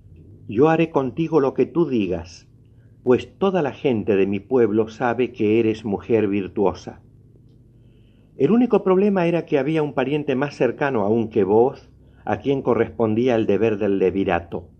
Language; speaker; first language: Spanish; native; Spanish